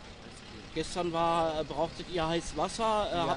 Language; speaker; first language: German; native; German